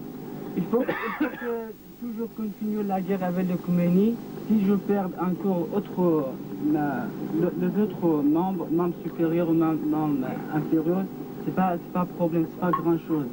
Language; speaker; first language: French; non-native, learner; Kurdish